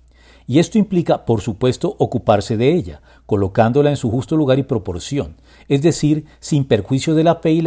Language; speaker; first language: Spanish; native; Spanish